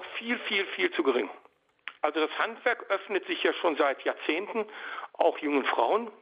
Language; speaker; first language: German; native; German